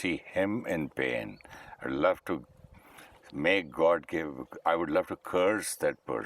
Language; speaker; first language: English; non-native, local second language; Hindi